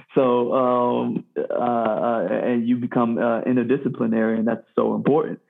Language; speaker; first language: English; native; English